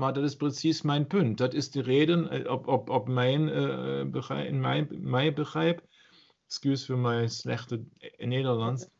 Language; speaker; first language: Dutch; non-native, learner; German